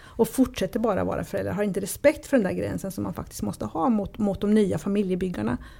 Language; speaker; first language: Swedish; early bilingual, other home language; Italian